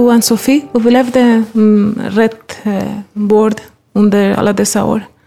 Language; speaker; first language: Swedish; non-native, fluent; Spanish